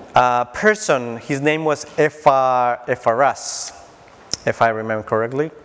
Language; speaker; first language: English; non-native, fluent; Spanish